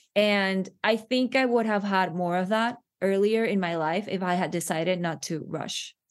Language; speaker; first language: English; non-native, fluent; Spanish